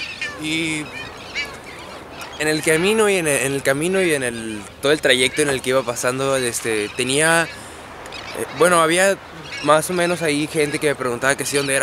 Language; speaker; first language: Spanish; native; Spanish